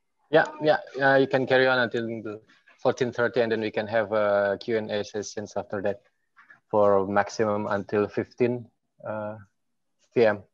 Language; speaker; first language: English; non-native, fluent; Indonesian